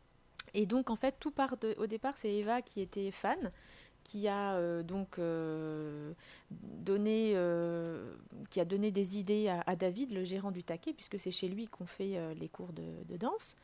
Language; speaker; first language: French; native; French